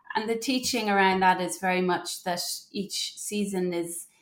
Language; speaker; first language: English; native; English